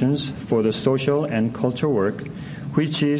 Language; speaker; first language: English; non-native, learner; Korean